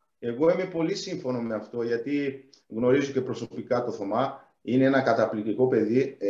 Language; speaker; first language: Greek; non-native, fluent; Portuguese